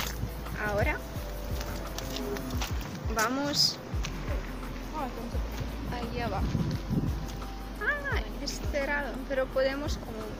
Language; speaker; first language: Spanish; non-native, learner; Russian